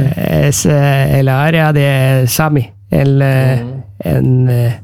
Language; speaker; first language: Spanish; non-native, learner; Norwegian